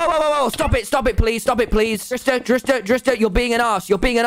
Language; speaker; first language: English; native; English